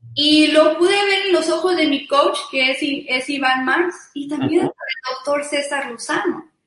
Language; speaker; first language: Spanish; early bilingual, heritage; Spanish